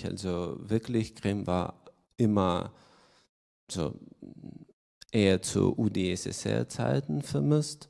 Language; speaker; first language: German; non-native, fluent; Russian